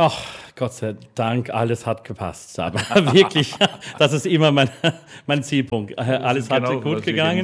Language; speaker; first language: German; non-native, fluent; English